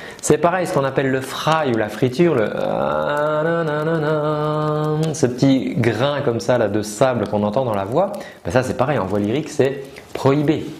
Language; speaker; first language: French; native; French